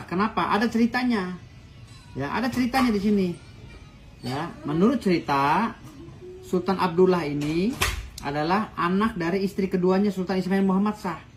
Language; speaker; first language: Indonesian; native; Indonesian